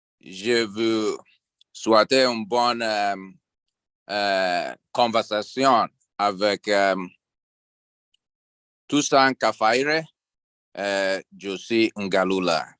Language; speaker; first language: French; non-native, learner; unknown